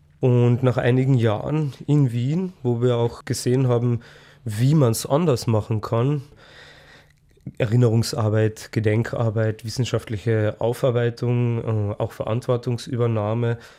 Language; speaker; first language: German; native; German